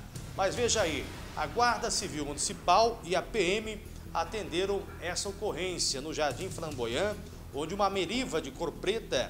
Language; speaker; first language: Portuguese; native; Portuguese